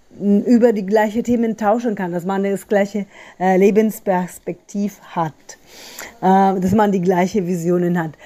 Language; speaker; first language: German; non-native, fluent; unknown